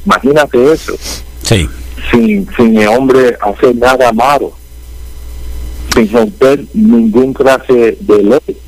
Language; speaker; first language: Spanish; early bilingual, heritage; Spanish